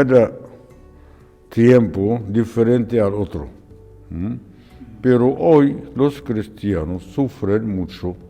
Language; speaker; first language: Spanish; non-native, fluent; Arabic